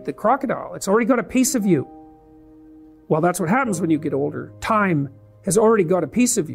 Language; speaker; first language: English; native; English